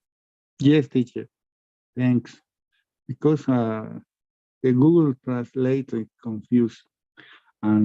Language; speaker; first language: English; non-native, learner; Spanish